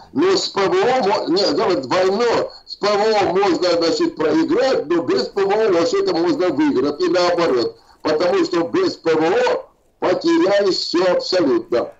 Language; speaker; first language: Russian; non-native, local second language; Armenian